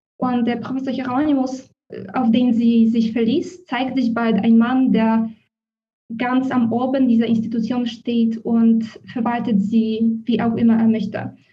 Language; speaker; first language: German; non-native, fluent; Polish